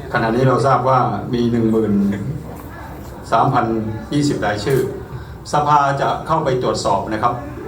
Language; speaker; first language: Thai; native; Thai